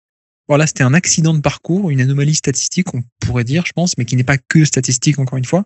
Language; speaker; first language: French; native; French